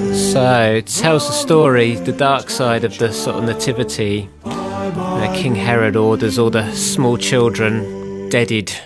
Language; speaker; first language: English; native; English